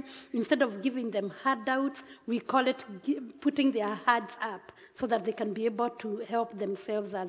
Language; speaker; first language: English; non-native, local second language; Kikuyu